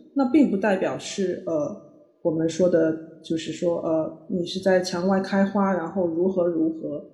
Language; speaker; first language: Chinese; native; Chinese